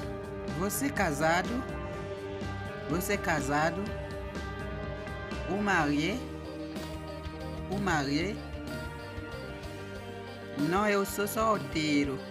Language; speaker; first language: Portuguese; non-native, learner; Haitian Creole